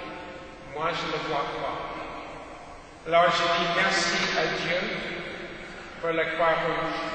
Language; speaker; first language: French; non-native, fluent; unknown